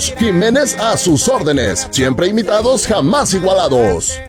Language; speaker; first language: Spanish; native; Spanish